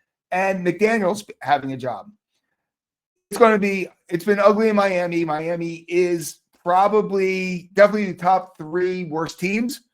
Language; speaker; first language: English; native; English